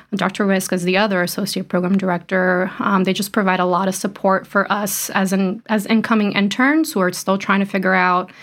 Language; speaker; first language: English; early bilingual, other home language; Portuguese